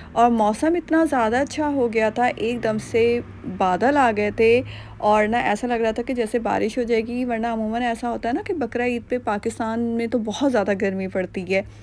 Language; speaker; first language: Urdu; native; Urdu